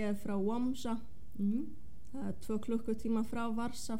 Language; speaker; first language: Icelandic; non-native, fluent; Polish